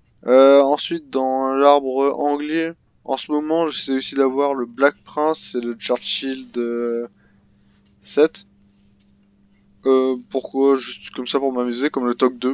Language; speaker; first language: French; native; French